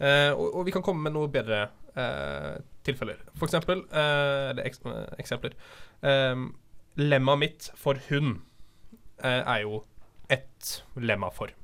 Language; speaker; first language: Norwegian; native; Norwegian